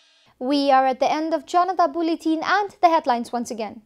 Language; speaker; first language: English; non-native, local second language; Nepali